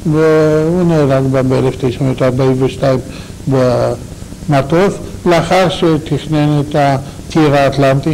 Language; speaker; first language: Hebrew; non-native, fluent; Romanian